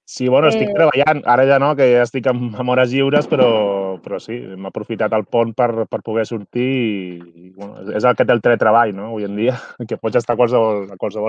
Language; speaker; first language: Catalan; native; Catalan